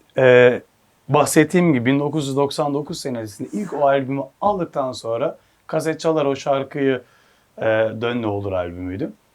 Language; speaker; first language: Turkish; early bilingual, heritage; Turkish